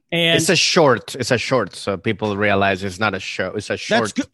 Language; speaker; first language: English; early bilingual, other home language; Spanish